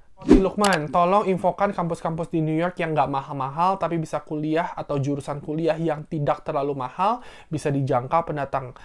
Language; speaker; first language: Indonesian; native; Indonesian